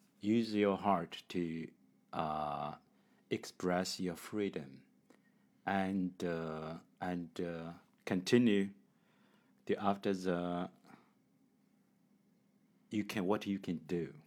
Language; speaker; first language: English; non-native, learner; Chinese